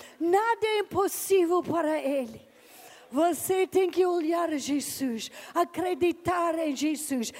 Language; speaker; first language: Portuguese; non-native, learner; English